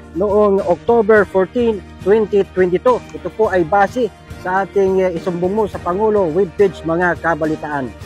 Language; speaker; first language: Filipino; non-native, local second language; Bikol